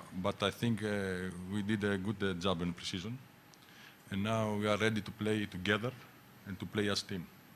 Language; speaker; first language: English; non-native, learner; Greek